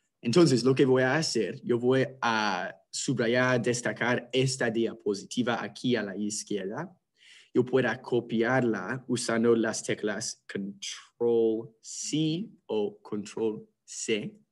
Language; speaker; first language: Spanish; non-native, fluent; English